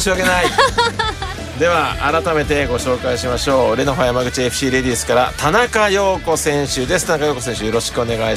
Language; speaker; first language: Japanese; native; Japanese